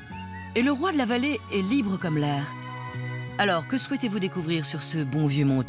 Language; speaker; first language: French; native; French